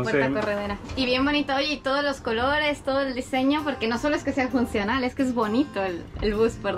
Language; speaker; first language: Spanish; native; Spanish